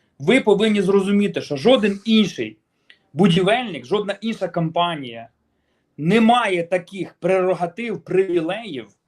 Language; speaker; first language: Ukrainian; native; Ukrainian